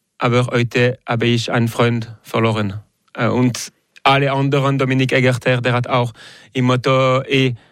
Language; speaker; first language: German; non-native, local second language; French